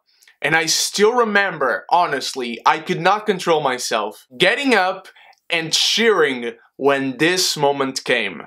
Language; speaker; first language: English; non-native, fluent; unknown